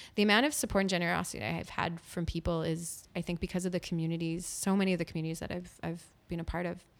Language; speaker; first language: English; native; English